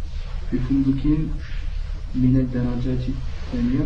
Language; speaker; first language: Arabic; non-native, learner; French